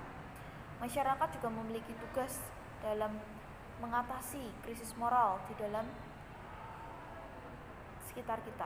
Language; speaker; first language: Indonesian; native; Indonesian